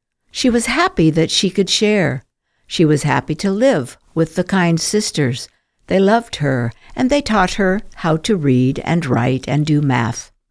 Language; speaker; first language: English; native; English